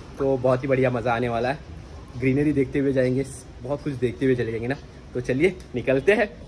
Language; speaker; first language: Hindi; non-native, local second language; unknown